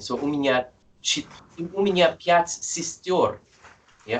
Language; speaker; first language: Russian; non-native, fluent; English